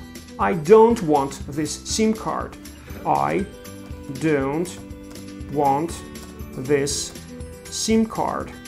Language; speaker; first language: English; non-native, fluent; Russian